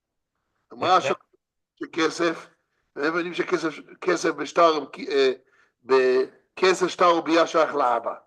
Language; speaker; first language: Hebrew; non-native, fluent; English